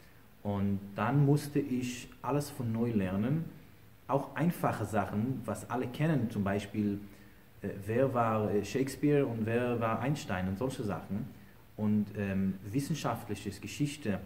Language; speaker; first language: German; non-native, fluent; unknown